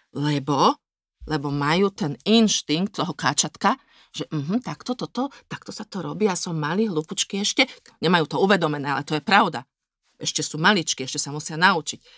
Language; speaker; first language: Slovak; native; Slovak